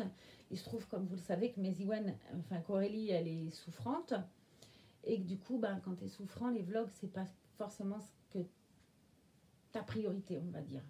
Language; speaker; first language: French; native; French